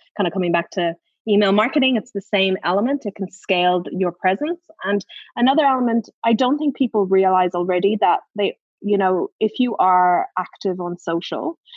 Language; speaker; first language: English; native; English